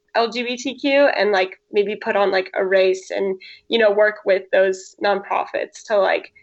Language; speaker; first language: English; native; English